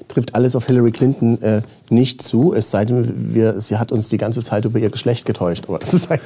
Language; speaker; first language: German; native; German